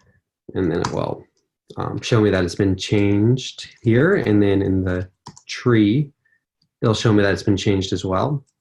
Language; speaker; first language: English; native; English